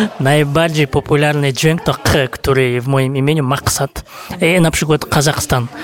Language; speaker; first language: Polish; non-native, fluent; Kazakh